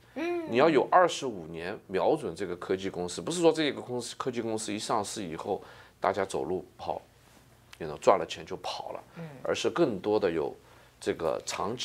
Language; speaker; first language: Chinese; native; Chinese